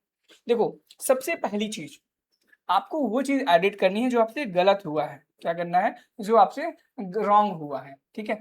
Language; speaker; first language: Hindi; native; Hindi